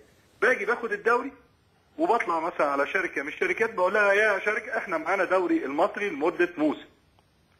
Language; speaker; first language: Arabic; native; Arabic